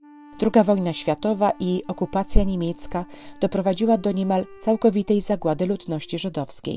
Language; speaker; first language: Polish; native; Polish